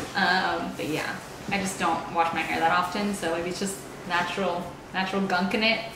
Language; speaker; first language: English; early bilingual, other home language; Spanish